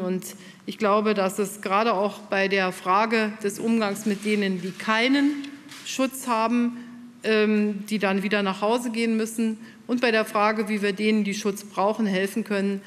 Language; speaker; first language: German; native; German